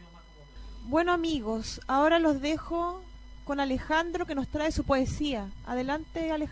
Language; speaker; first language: Spanish; native; Spanish